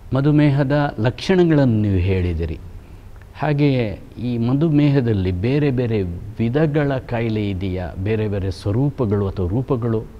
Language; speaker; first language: Kannada; non-native, local second language; Konkani